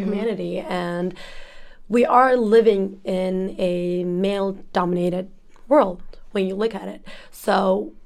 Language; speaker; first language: English; non-native, fluent; Turkish